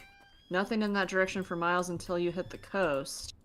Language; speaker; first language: English; native; English